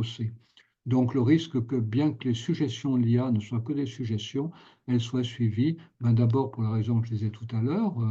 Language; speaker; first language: French; native; French